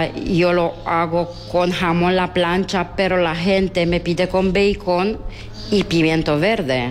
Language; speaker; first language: Spanish; non-native, learner; Romanian